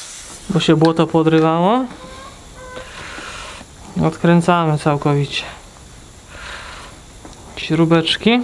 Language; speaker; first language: Polish; native; Polish